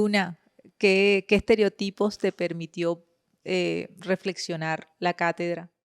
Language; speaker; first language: Spanish; native; Spanish